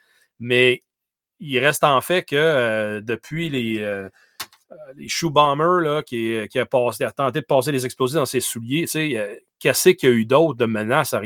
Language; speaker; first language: French; native; French